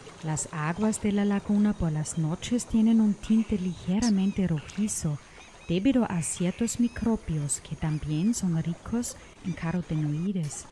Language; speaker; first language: Spanish; non-native, fluent; German